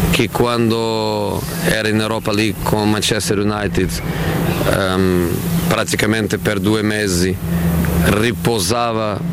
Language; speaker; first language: Italian; non-native, fluent; Portuguese